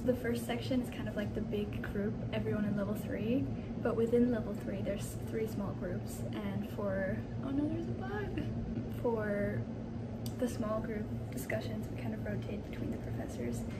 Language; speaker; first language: English; native; English